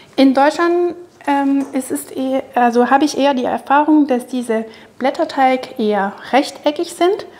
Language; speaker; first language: German; non-native, fluent; French